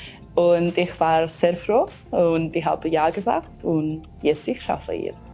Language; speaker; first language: German; non-native, local second language; Italian